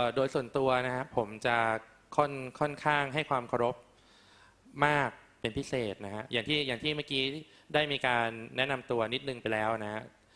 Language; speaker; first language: Thai; native; Thai